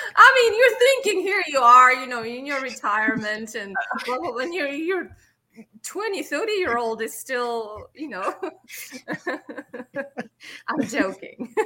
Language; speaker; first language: English; non-native, fluent; Russian